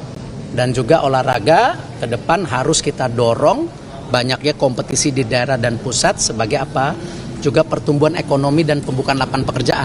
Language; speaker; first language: Indonesian; native; Indonesian